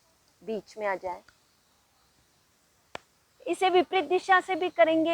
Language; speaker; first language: Hindi; native; Hindi